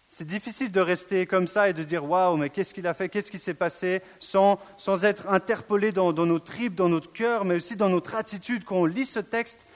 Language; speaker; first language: French; native; French